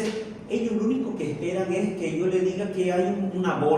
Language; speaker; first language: Spanish; native; Spanish